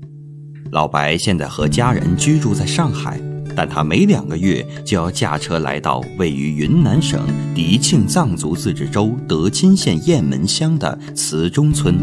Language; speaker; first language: Chinese; native; Chinese